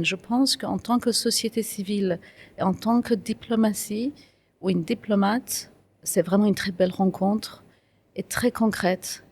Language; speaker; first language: French; non-native, fluent; Kurdish